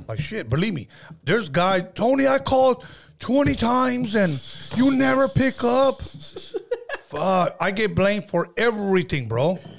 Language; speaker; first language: English; native; English